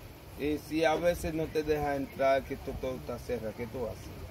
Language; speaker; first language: Spanish; non-native, learner; Haitian Creole